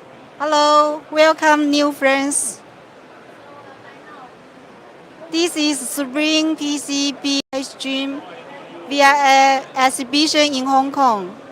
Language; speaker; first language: English; non-native, local second language; Chinese